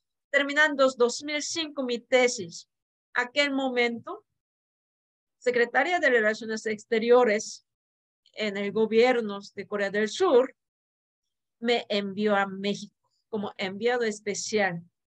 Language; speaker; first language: Spanish; non-native, fluent; Korean